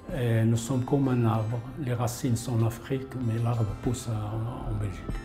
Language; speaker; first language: French; non-native, local second language; Arabic